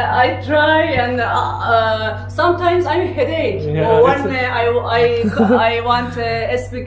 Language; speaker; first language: English; non-native, learner; Persian